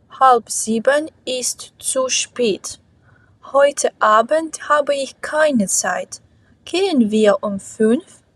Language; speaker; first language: German; non-native, fluent; Ukrainian